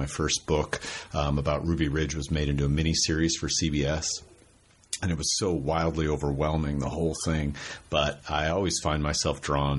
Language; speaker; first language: English; native; English